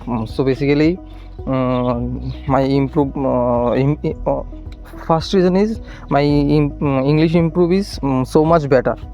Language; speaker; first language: English; non-native, learner; Hindi